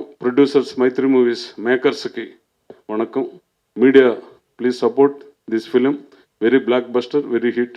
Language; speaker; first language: Tamil; non-native, learner; Telugu